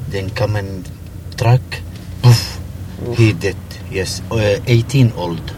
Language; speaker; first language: English; non-native, learner; Arabic